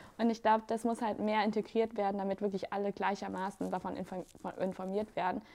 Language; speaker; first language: German; native; German